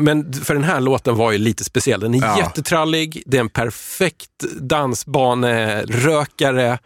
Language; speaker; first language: Swedish; native; Swedish